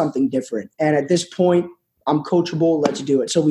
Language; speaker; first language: English; native; English